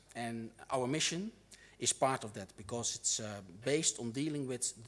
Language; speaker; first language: English; non-native, fluent; Dutch